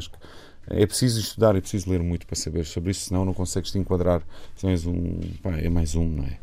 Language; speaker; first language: Portuguese; non-native, fluent; Bosnian